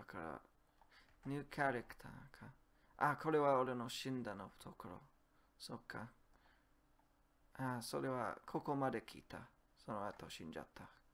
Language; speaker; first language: Japanese; non-native, learner; English